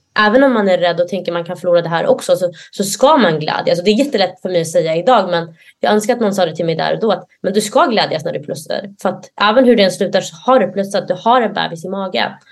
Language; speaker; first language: Swedish; early bilingual, other home language; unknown